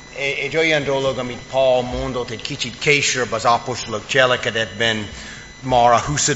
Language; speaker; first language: Hungarian; non-native, fluent; English